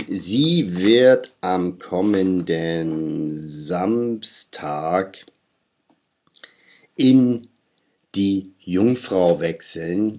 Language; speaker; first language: German; native; German